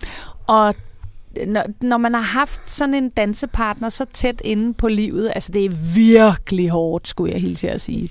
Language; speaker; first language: Danish; native; Danish